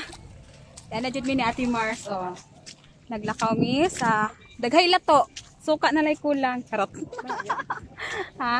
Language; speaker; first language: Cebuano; non-native, local second language; Filipino